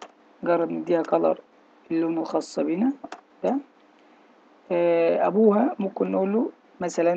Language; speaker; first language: Arabic; native; Arabic